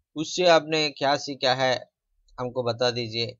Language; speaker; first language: Hindi; non-native, local second language; Telugu